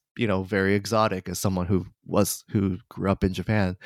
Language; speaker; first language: English; non-native, fluent; Japanese